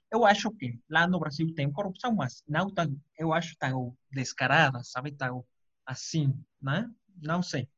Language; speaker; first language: Portuguese; non-native, fluent; Spanish